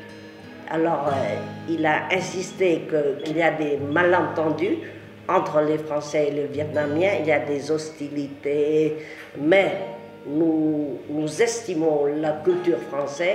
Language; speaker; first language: French; non-native, local second language; Vietnamese